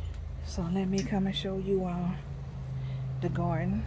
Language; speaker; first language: English; native; English